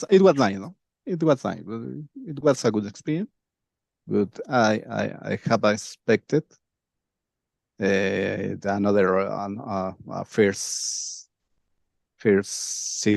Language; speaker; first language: English; non-native, learner; Spanish